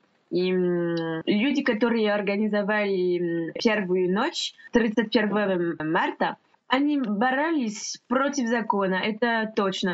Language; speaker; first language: Russian; non-native, fluent; French